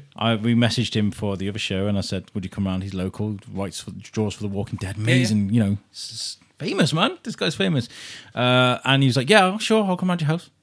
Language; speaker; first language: English; native; English